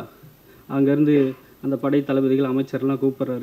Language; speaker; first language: Tamil; native; Tamil